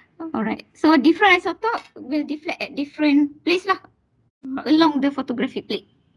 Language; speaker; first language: English; non-native, local second language; Malay